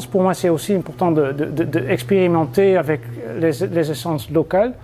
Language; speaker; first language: French; non-native, fluent; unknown